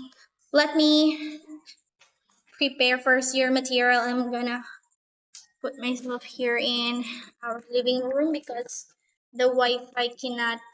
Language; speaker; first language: English; non-native, fluent; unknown